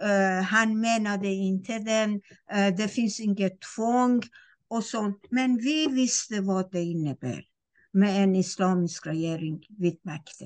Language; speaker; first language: Swedish; non-native, fluent; Persian